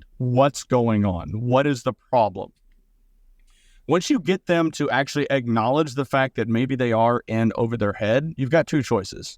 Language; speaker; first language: English; native; English